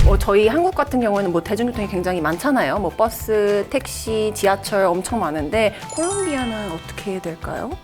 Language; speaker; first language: Korean; native; Korean